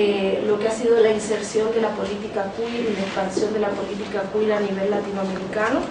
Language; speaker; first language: Spanish; native; Spanish